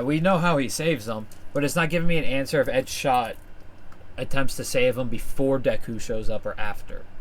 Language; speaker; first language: English; native; English